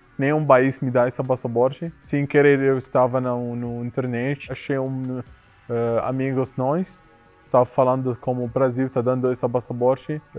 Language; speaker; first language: Portuguese; non-native, learner; Arabic